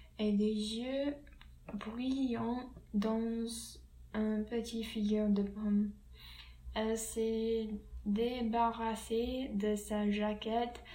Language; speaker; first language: French; non-native, learner; English